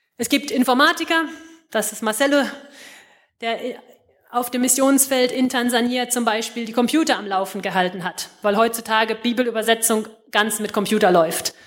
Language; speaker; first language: German; native; German